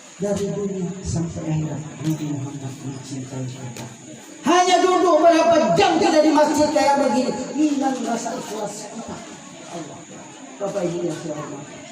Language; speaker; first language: Indonesian; native; Indonesian